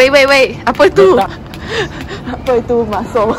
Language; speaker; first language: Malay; non-native, local second language; Chinese